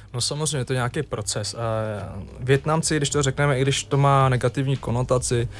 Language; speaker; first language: Czech; early bilingual, other home language; Vietnamese